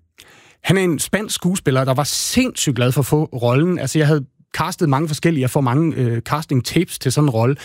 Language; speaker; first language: Danish; native; Danish